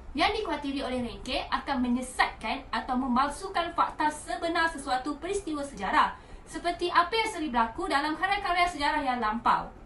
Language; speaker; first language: Malay; native; Malay